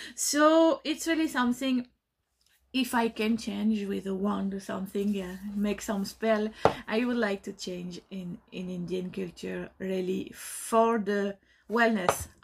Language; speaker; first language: English; non-native, learner; French